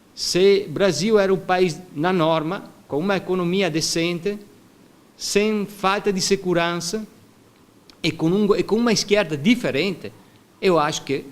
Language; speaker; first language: Portuguese; non-native, fluent; Italian